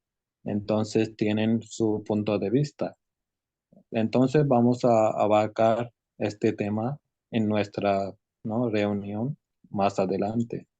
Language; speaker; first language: Spanish; non-native, learner; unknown